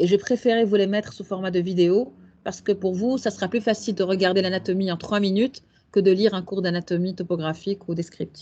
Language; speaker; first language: French; non-native, local second language; Arabic